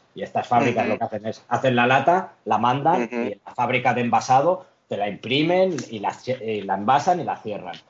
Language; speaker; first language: Spanish; early bilingual, other home language; Arabic